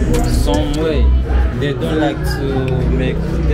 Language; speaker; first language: English; non-native, learner; Haitian Creole